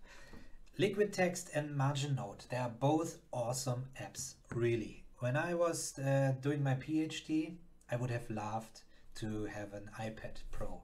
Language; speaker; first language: English; non-native, fluent; German